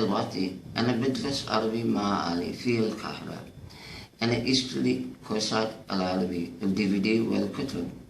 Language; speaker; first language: Arabic; non-native, learner; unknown